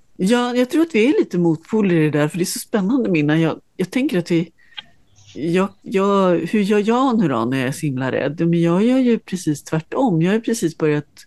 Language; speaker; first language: Swedish; native; Swedish